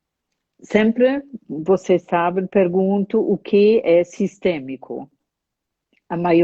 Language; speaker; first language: Portuguese; non-native, fluent; German